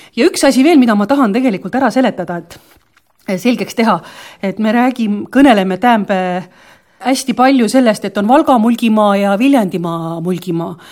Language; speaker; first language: Estonian; native; Estonian